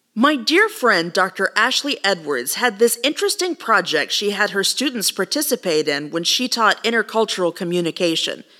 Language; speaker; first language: English; native; English